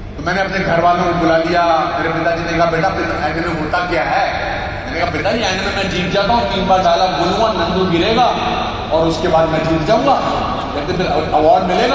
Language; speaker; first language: Hindi; native; Hindi